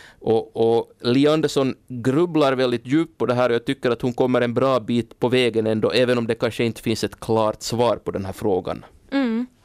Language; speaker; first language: Swedish; native; Swedish